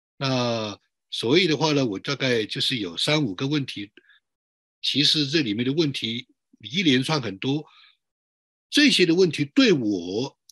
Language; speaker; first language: Chinese; native; Chinese